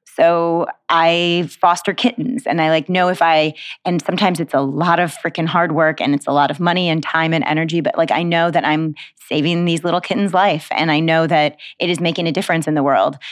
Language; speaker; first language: English; native; English